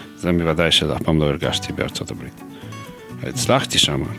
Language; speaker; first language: Hebrew; non-native, fluent; Russian